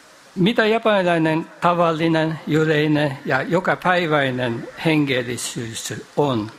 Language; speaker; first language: Finnish; non-native, fluent; Japanese